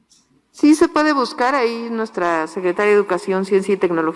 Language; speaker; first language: Spanish; native; Spanish